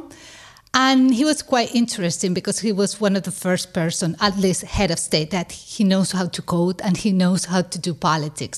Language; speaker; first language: English; non-native, fluent; Spanish